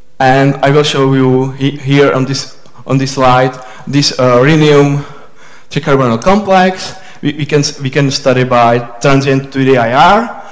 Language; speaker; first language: English; non-native, fluent; Czech